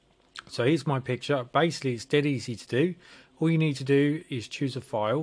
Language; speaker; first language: English; native; English